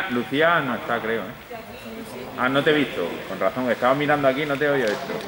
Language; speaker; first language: Spanish; native; Spanish